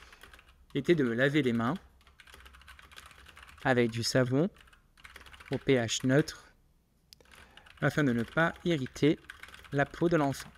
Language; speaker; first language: French; native; French